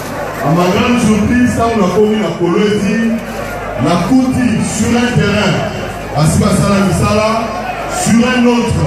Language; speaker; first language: French; non-native, local second language; Lingala